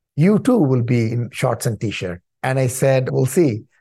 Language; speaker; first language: English; non-native, local second language; Tamil